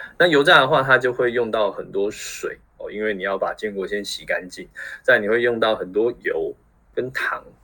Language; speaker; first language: Chinese; native; Chinese